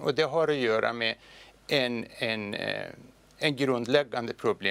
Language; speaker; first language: Swedish; non-native, fluent; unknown